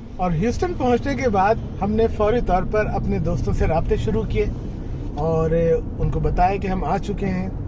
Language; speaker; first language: Urdu; native; Urdu